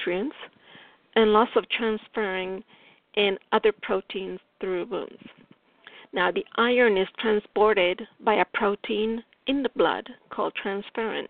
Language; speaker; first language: English; non-native, fluent; Italian